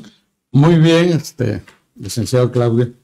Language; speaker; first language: Spanish; native; Spanish